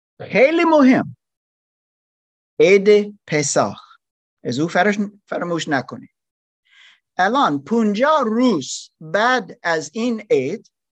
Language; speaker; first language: Persian; non-native, learner; German